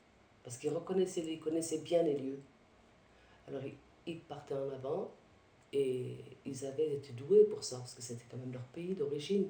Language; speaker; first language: French; early bilingual, other home language; Arabic